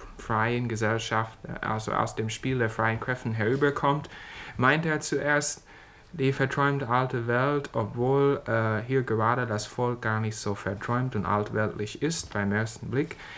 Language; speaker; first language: German; non-native, fluent; English